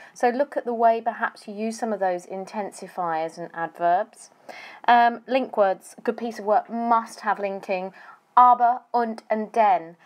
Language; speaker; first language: English; native; English